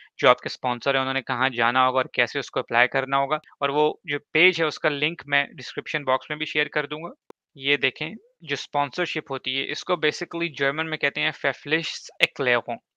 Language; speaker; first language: Urdu; native; Urdu